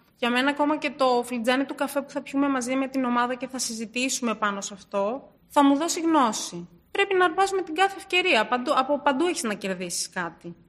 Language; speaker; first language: Greek; early bilingual, other home language; Turkish